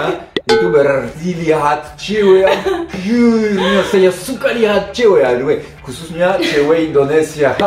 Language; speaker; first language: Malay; non-native, learner; French